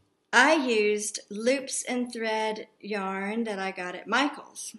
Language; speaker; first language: English; native; English